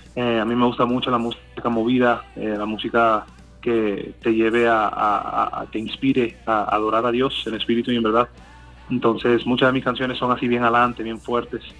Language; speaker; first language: Spanish; early bilingual, heritage; English